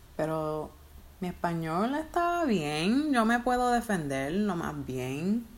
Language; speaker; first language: Spanish; early bilingual, heritage; Spanish